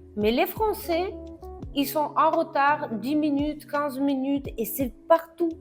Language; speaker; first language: French; non-native, fluent; Russian